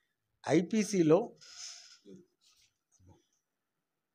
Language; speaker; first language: Telugu; native; Telugu